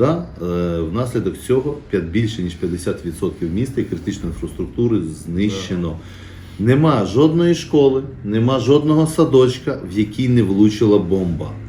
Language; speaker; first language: Ukrainian; native; Ukrainian